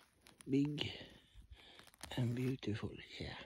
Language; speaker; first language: English; non-native, learner; Swedish